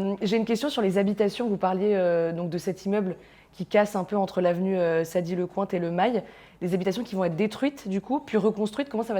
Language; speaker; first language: French; native; French